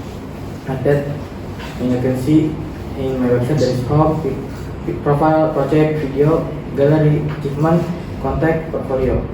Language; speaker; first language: English; non-native, learner; Indonesian